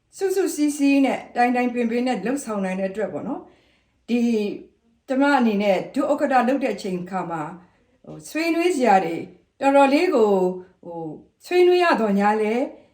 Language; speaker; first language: Burmese; non-native, local second language; S'gaw Karen